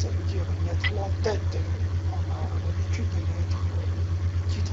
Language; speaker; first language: French; non-native, local second language; Arabic